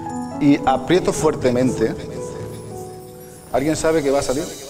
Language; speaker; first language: Spanish; native; Spanish